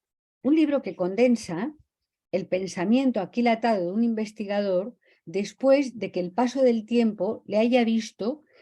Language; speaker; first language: Spanish; native; Spanish